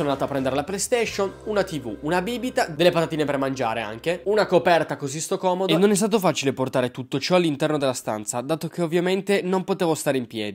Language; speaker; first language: Italian; native; Italian